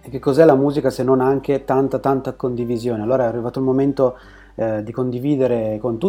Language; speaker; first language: Italian; native; Italian